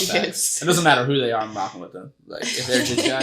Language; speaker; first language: English; native; English